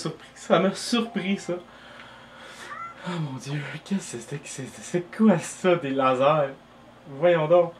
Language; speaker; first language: French; native; French